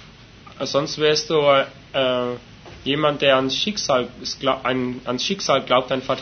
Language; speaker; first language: German; native; German